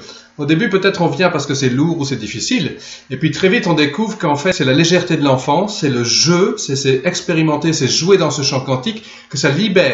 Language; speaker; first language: French; native; French